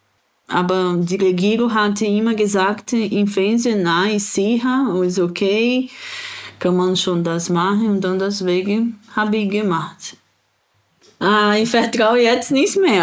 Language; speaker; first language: German; non-native, learner; Portuguese